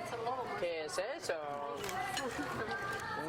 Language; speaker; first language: Spanish; non-native, learner; English